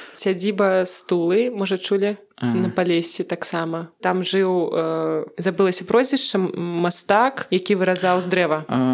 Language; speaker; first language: Belarusian; non-native, local second language; Russian